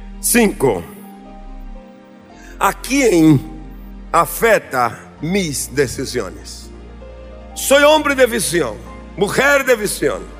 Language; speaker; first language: Spanish; non-native, fluent; Portuguese